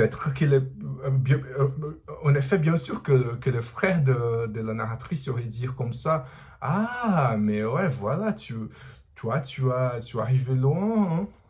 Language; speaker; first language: French; non-native, learner; Portuguese